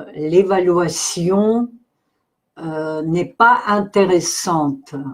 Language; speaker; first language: French; non-native, fluent; Russian